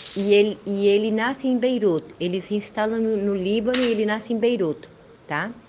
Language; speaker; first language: Portuguese; early bilingual, heritage; Spanish